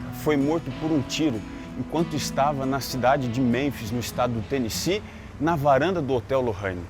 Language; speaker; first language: Portuguese; native; Portuguese